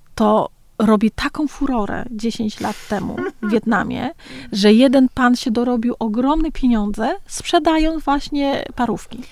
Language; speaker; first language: Polish; early bilingual, other home language; Vietnamese